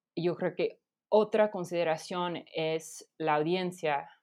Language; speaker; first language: Spanish; non-native, fluent; English